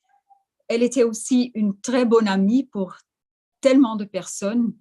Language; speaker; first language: French; non-native, fluent; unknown